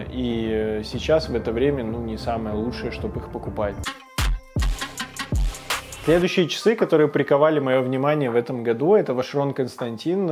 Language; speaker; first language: Russian; native; Russian